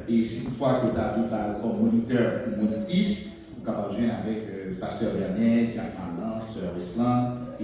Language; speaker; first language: French; non-native, local second language; Haitian Creole